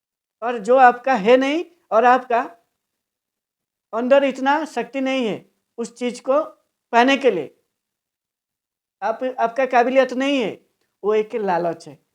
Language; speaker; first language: Hindi; non-native, local second language; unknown